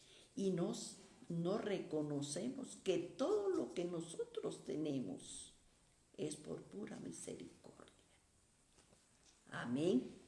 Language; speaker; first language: Spanish; native; Spanish